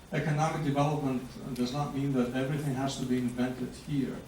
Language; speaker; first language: English; non-native, fluent; Greek